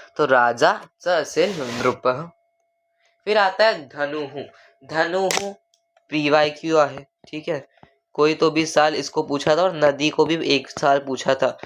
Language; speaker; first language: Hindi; non-native, local second language; Marathi